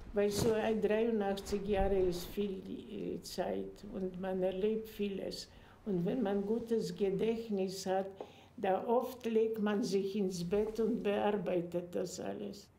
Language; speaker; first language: German; non-native, fluent; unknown